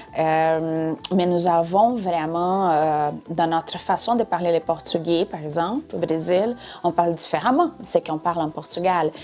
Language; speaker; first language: French; non-native, fluent; Portuguese